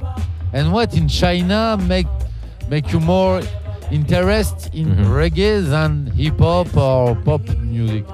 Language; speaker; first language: English; non-native, learner; French